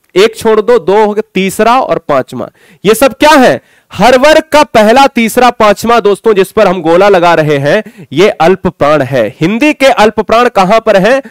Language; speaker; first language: Hindi; native; Hindi